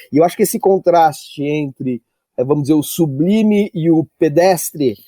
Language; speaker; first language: Portuguese; native; Portuguese